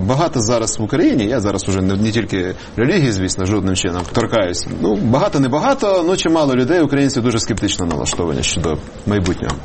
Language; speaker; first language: Ukrainian; native; Ukrainian